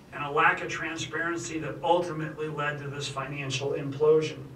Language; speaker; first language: English; native; English